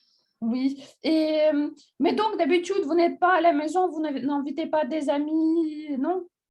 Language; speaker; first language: French; non-native, fluent; Russian